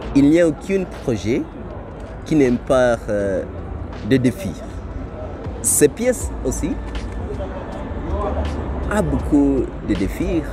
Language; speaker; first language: French; non-native, learner; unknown